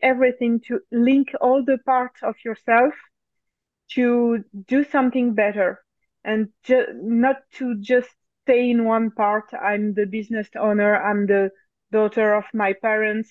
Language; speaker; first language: English; non-native, fluent; French